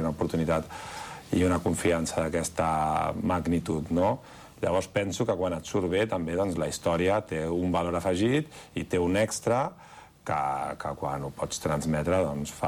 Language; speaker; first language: Catalan; native; Catalan